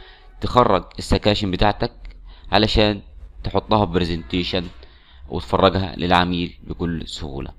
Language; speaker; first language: Arabic; native; Arabic